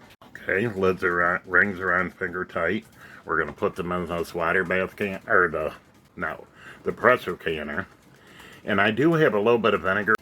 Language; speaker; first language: English; native; English